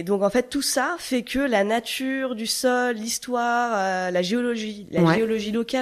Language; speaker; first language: French; native; French